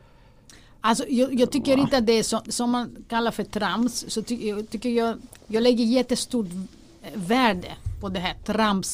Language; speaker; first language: Swedish; non-native, fluent; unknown